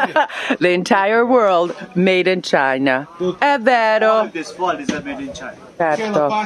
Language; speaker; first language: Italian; non-native, learner; Hungarian